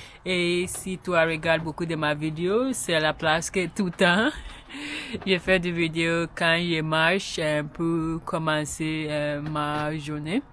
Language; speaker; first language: French; non-native, learner; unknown